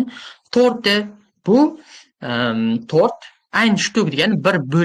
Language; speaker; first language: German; non-native, fluent; Uzbek